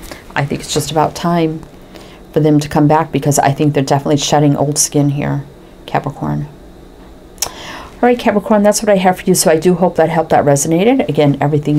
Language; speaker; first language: English; native; English